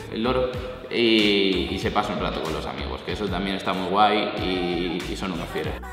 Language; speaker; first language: Spanish; native; Spanish